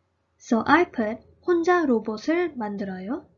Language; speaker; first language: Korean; early bilingual, heritage; Korean